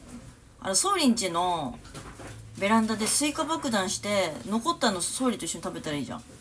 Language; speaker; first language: Japanese; native; Japanese